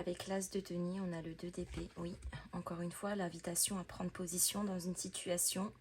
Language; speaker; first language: French; native; French